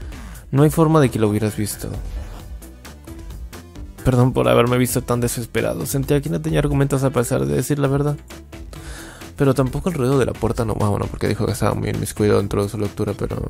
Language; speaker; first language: Spanish; native; Spanish